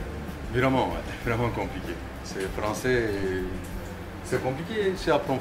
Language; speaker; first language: French; non-native, learner; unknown